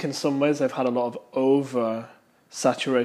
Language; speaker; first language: English; native; English